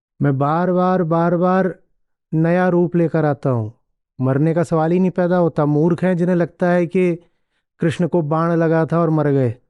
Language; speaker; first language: Hindi; native; Hindi